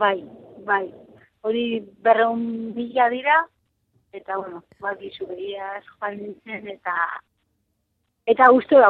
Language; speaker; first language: Basque; non-native, local second language; Spanish